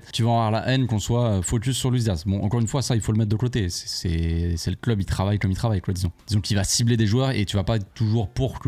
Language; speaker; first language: French; native; French